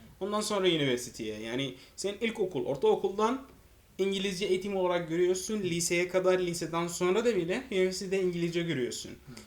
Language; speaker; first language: Turkish; non-native, fluent; Arabic